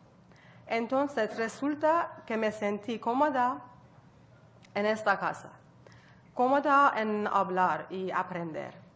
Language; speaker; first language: Spanish; non-native, learner; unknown